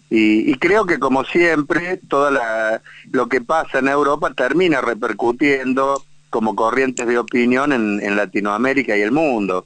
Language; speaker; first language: Spanish; native; Spanish